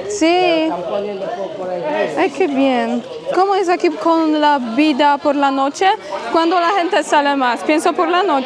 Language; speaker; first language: Spanish; non-native, fluent; Polish